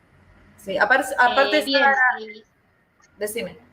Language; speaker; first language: Spanish; native; Spanish